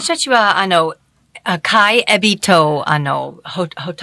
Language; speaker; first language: Japanese; non-native, fluent; English